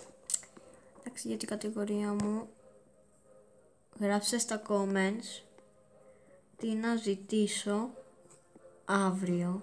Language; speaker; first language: Greek; early bilingual, heritage; Greek